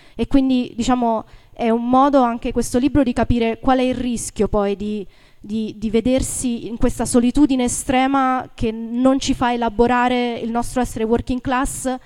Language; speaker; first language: Italian; native; Italian